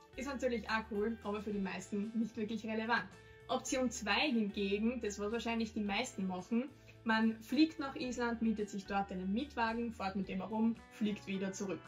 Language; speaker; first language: German; native; German